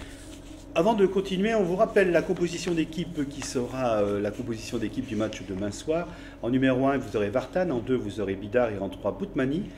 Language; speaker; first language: French; native; French